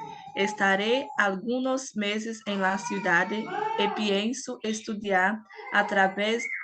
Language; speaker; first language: Spanish; non-native, learner; Portuguese